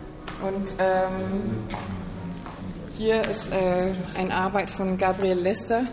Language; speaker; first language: German; non-native, fluent; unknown